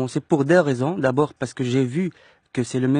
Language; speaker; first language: French; non-native, local second language; Arabic